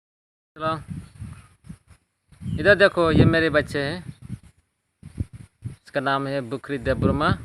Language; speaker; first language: Hindi; non-native, local second language; Kok Borok